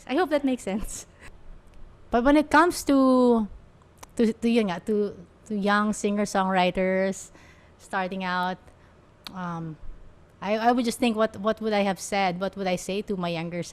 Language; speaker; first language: English; non-native, local second language; Filipino